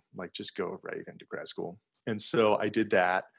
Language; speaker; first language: English; native; English